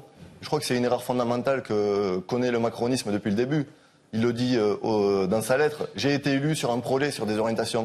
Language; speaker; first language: French; native; French